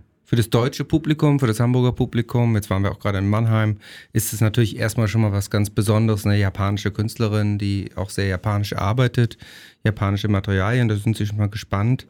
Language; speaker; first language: German; native; German